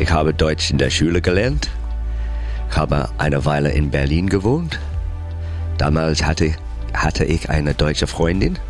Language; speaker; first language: German; non-native, learner; English